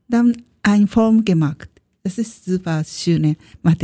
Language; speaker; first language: German; non-native, learner; Japanese